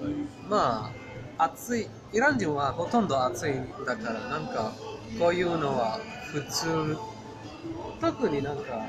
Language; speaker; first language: Japanese; non-native, fluent; Persian